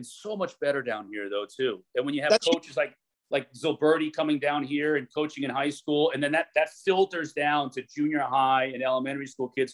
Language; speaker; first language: English; native; English